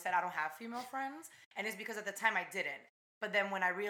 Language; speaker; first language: English; early bilingual, other home language; Spanish